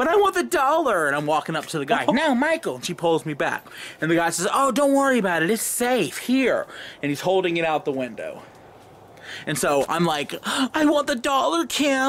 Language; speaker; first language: English; native; English